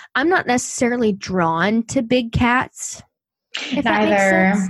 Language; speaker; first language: English; native; English